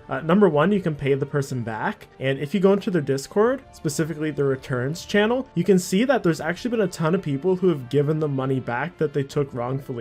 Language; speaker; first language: English; native; English